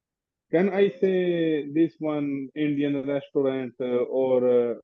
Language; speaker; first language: English; non-native, learner; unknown